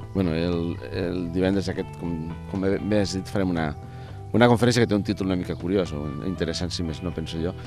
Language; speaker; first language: Catalan; native; Catalan